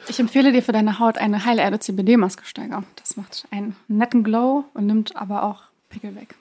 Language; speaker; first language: German; early bilingual, other home language; Persian